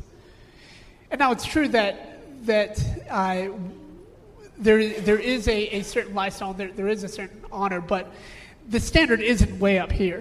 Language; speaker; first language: English; native; English